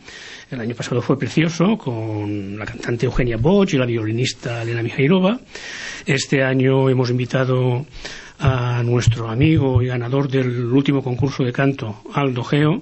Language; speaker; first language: Spanish; native; Spanish